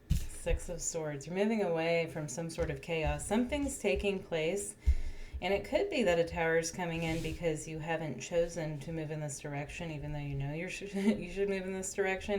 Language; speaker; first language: English; native; English